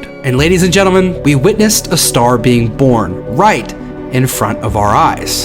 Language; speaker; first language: English; native; English